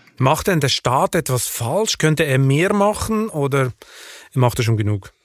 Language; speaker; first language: German; native; German